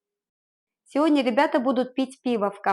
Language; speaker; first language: Russian; non-native, fluent; Azerbaijani